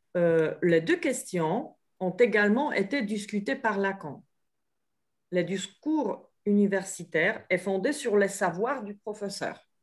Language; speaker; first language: French; non-native, fluent; Polish